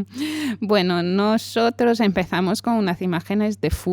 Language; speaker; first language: Spanish; non-native, fluent; French